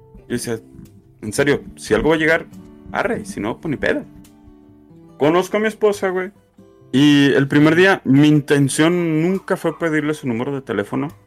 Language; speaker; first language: Spanish; native; Spanish